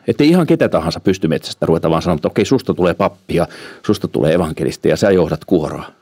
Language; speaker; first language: Finnish; early bilingual, heritage; Finnish